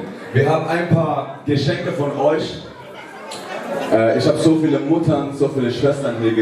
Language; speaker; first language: German; non-native, fluent; Persian